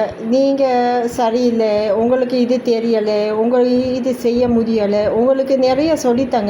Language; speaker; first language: Tamil; non-native, learner; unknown